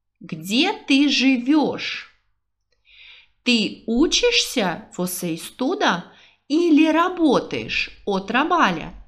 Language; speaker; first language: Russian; non-native, fluent; Portuguese